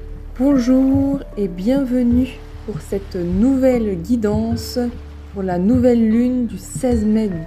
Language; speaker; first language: French; native; French